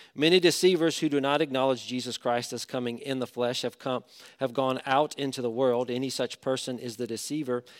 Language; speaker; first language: English; native; English